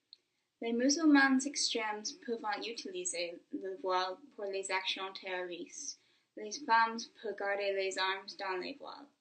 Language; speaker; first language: French; non-native, fluent; English